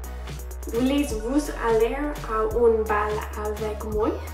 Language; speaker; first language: French; non-native, learner; English